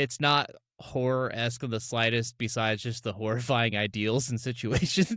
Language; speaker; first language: English; native; English